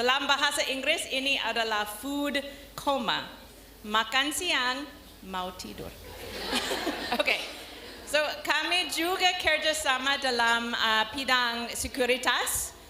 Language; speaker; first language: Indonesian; non-native, learner; English